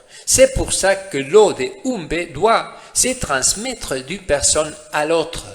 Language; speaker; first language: French; non-native, fluent; Spanish